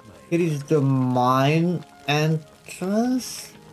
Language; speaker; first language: English; non-native, fluent; Romanian